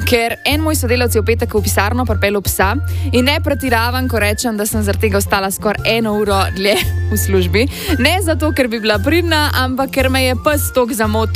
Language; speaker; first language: Slovenian; native; Slovenian